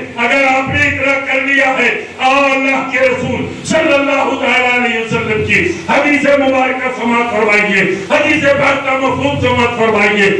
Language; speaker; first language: Urdu; native; Urdu